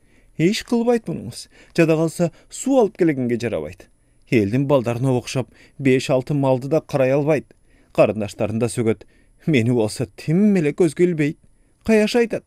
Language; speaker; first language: Kyrgyz; native; Kyrgyz